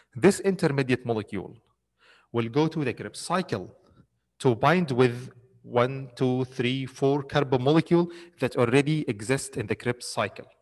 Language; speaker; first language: English; non-native, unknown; Arabic